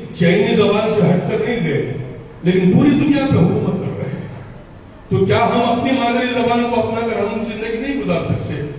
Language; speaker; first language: Urdu; native; Urdu